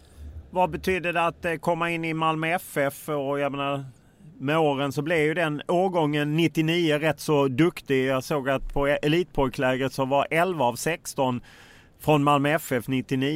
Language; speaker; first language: Swedish; native; Swedish